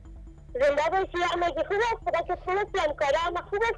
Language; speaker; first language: Persian; native; Persian